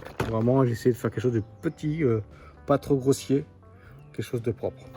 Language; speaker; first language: French; native; French